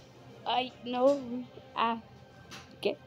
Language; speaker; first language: Spanish; native; Spanish